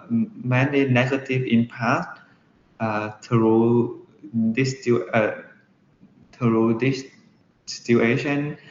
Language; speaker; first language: English; non-native, learner; Vietnamese